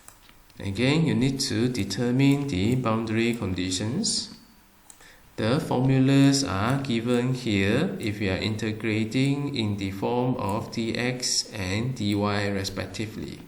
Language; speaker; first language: English; non-native, fluent; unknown